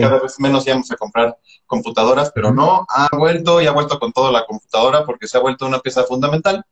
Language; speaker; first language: Spanish; native; Spanish